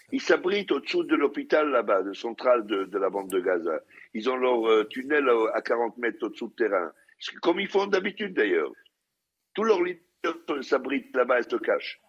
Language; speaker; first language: French; non-native, fluent; Hebrew